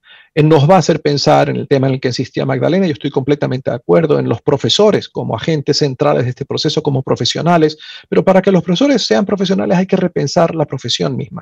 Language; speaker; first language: Spanish; native; Spanish